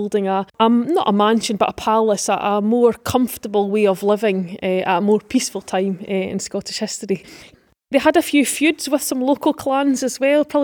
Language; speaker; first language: English; native; English